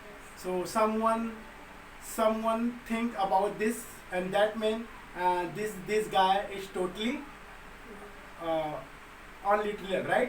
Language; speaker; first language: English; non-native, local second language; Hindi